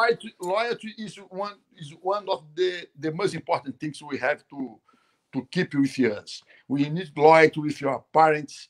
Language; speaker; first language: English; non-native, learner; Portuguese